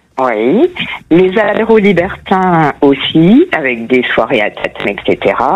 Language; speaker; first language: French; non-native, fluent; Portuguese